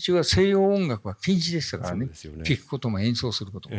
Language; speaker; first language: Japanese; native; Japanese